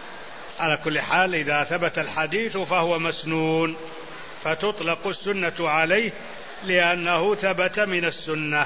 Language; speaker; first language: Arabic; native; Arabic